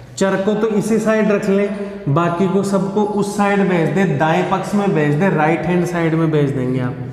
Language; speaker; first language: Hindi; native; Hindi